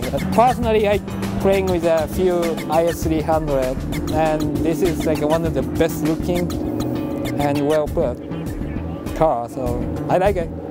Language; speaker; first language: English; non-native, fluent; Japanese